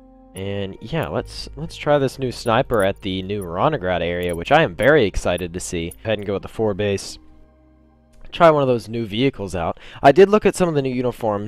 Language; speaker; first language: English; native; English